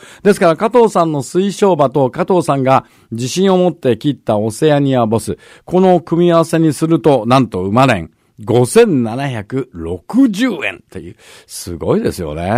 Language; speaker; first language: Japanese; native; Japanese